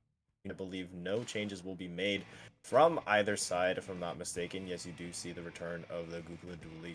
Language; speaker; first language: English; native; English